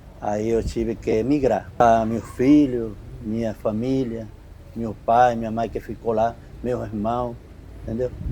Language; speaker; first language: Portuguese; non-native, fluent; Spanish